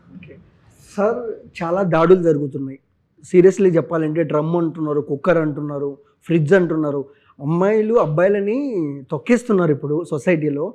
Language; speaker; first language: Telugu; native; Telugu